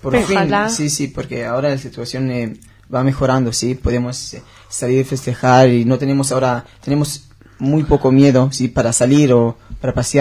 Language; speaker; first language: Spanish; non-native, learner; Hebrew